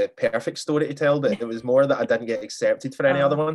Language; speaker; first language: English; native; English